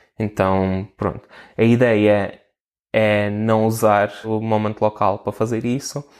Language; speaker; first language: Portuguese; native; Portuguese